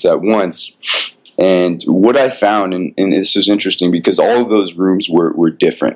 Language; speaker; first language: English; native; English